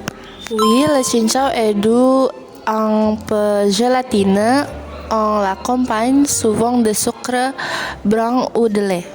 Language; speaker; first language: French; non-native, learner; Indonesian